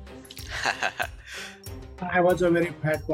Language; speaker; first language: English; non-native, local second language; Marathi